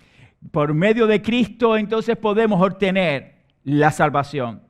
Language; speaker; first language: Spanish; native; Spanish